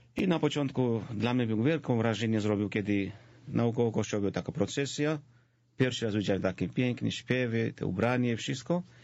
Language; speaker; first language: Polish; non-native, fluent; Georgian